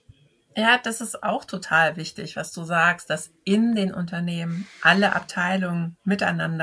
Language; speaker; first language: German; native; German